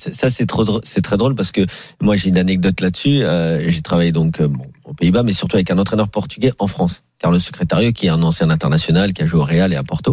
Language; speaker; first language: French; native; French